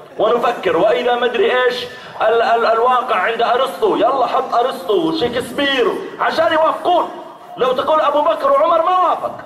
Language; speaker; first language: Arabic; native; Arabic